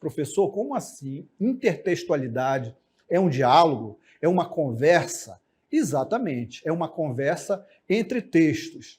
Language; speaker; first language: Portuguese; native; Portuguese